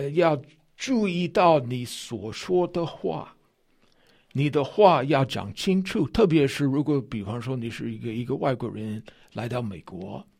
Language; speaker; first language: Chinese; non-native, fluent; English